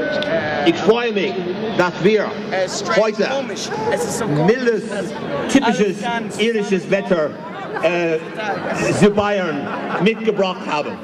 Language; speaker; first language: German; non-native, fluent; English